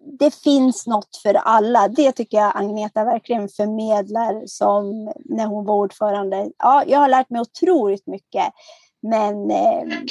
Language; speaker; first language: Swedish; native; Swedish